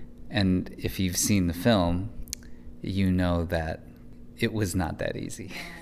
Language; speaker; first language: English; early bilingual, other home language; Chinese